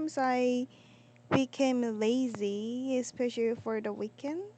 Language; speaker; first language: English; non-native, learner; Korean